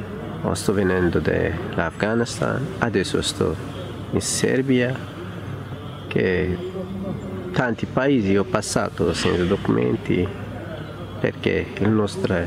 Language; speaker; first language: Italian; non-native, learner; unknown